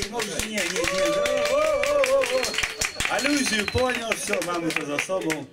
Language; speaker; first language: Polish; non-native, fluent; Russian